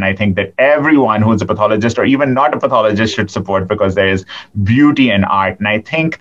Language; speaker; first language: English; non-native, local second language; Urdu